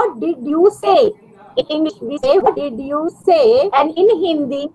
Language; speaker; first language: English; non-native, learner; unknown